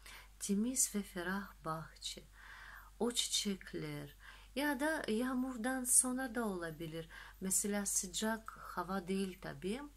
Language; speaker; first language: Turkish; non-native, fluent; Russian